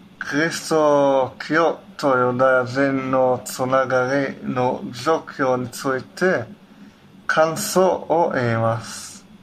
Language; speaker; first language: Japanese; non-native, learner; Hebrew